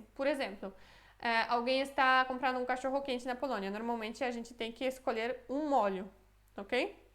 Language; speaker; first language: Portuguese; non-native, fluent; Polish